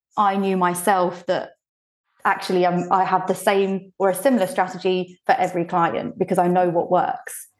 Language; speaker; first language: English; early bilingual, other home language; Bulgarian